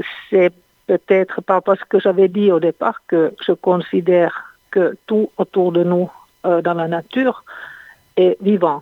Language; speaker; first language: French; non-native, fluent; Finnish